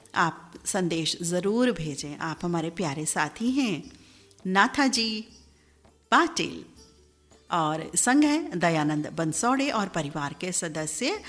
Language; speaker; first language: Hindi; native; Hindi